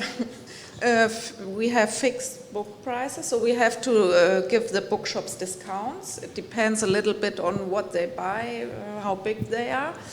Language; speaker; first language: English; non-native, fluent; German